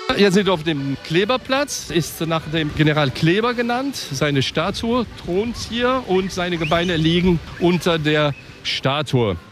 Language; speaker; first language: German; non-native, local second language; French